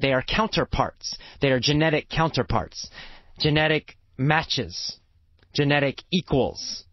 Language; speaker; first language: English; native; English